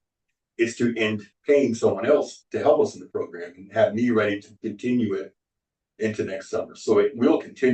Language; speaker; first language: English; native; English